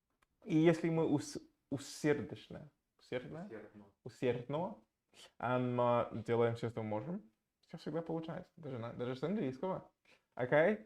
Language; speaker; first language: Russian; non-native, fluent; English